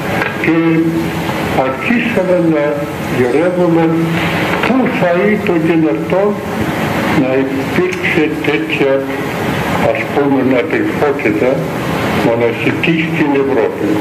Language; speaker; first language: Greek; non-native, fluent; Russian